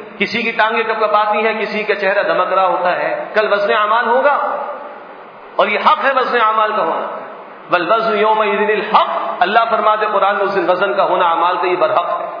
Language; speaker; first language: Urdu; native; Urdu